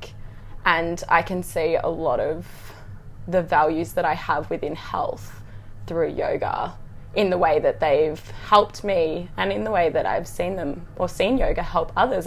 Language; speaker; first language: English; native; English